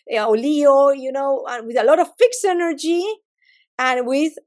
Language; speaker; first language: English; non-native, fluent; Spanish